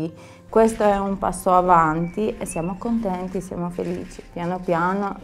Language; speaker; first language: Italian; non-native, learner; Albanian